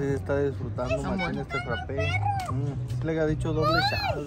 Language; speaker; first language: Spanish; native; Spanish